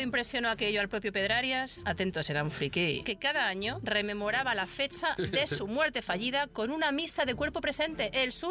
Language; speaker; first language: Spanish; native; Spanish